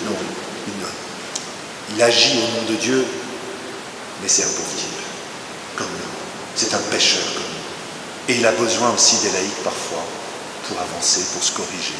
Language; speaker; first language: French; native; French